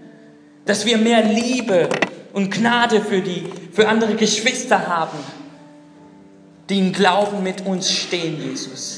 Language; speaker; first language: German; non-native, fluent; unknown